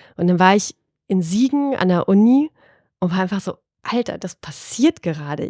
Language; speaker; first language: German; early bilingual, other home language; Albanian